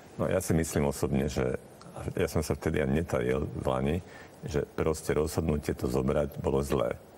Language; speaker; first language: Slovak; non-native, local second language; Hungarian